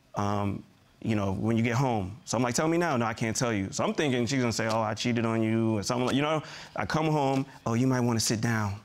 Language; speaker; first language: English; native; English